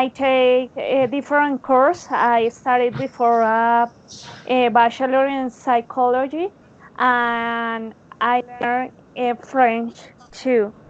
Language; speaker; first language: English; non-native, learner; Spanish